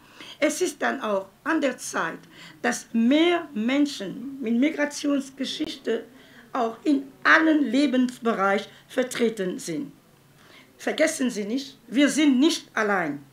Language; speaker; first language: German; non-native, fluent; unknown